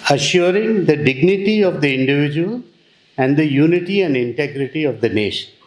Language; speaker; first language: English; non-native, local second language; Telugu